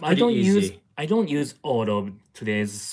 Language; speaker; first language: English; non-native, fluent; Japanese